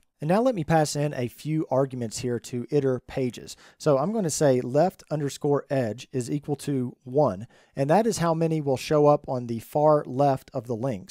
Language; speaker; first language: English; native; English